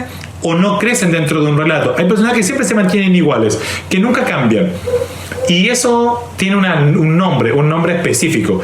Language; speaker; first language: Spanish; native; Spanish